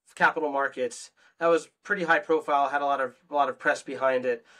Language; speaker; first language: English; native; English